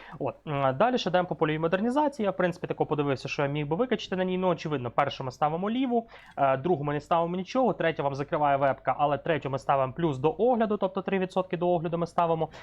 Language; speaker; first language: Ukrainian; non-native, local second language; Russian